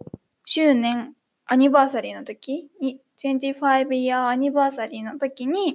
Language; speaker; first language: Japanese; native; Japanese